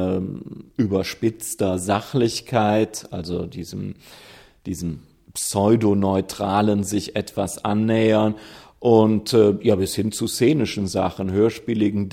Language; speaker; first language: German; native; German